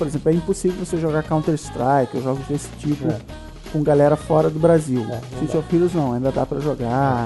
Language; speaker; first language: Portuguese; native; Portuguese